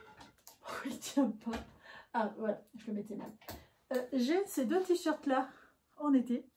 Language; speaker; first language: French; native; French